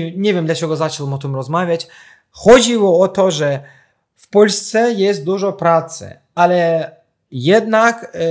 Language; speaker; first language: Polish; non-native, fluent; Azerbaijani